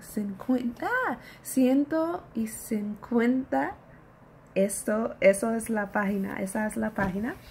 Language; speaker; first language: Spanish; non-native, learner; English